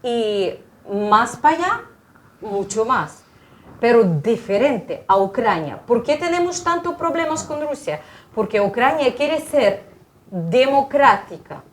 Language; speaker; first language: Spanish; non-native, fluent; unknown